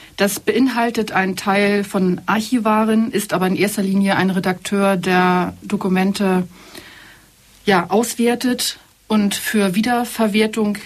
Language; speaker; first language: German; native; German